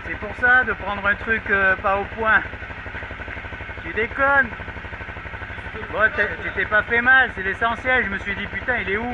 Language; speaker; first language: French; native; French